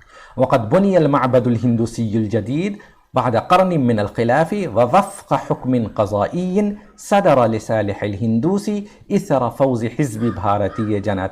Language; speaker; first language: Arabic; non-native, fluent; Urdu